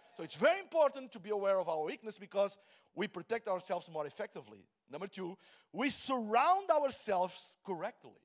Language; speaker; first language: English; non-native, fluent; Portuguese